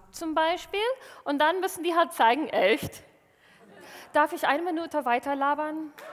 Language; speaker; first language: German; non-native, fluent; English